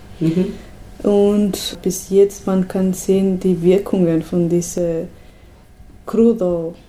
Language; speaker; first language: German; non-native, learner; Spanish